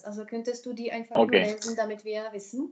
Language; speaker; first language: German; non-native, fluent; Czech